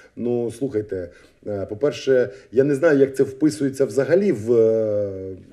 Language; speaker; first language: Ukrainian; native; Ukrainian